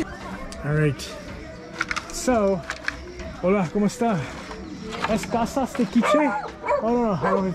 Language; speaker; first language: Spanish; non-native, learner; English